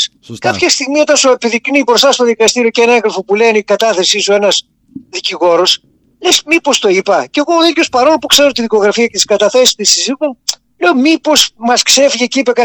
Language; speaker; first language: Greek; native; Greek